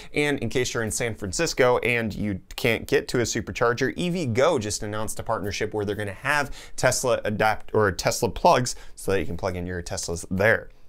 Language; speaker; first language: English; native; English